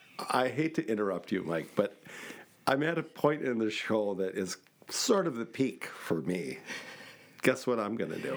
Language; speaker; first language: English; native; English